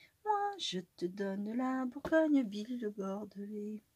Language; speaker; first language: French; native; French